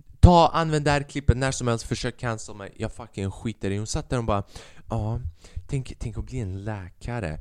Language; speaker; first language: Swedish; early bilingual, other home language; Albanian